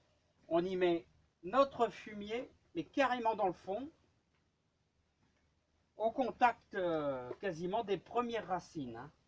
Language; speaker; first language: French; native; French